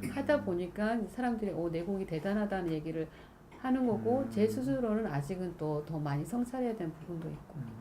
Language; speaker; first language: Korean; native; Korean